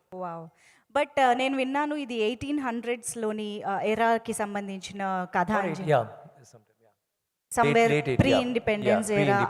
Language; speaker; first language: Telugu; native; Telugu